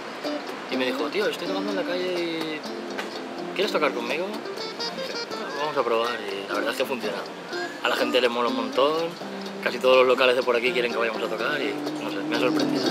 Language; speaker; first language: Spanish; native; Spanish